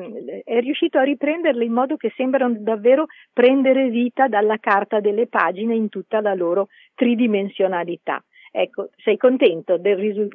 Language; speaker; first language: Italian; native; Italian